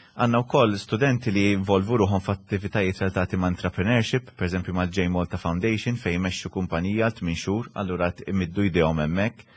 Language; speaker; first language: Maltese; native; Maltese